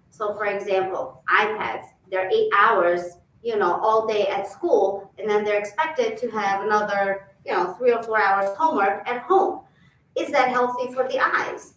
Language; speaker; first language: English; early bilingual, other home language; Albanian